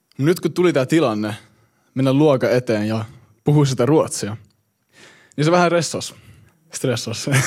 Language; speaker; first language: Finnish; early bilingual, heritage; Finnish